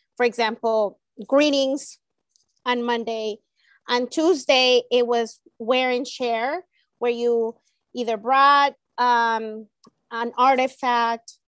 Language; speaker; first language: English; non-native, fluent; Spanish